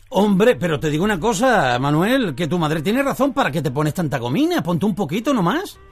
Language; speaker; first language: Spanish; native; Spanish